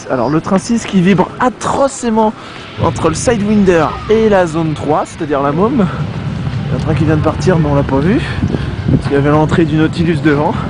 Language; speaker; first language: French; native; French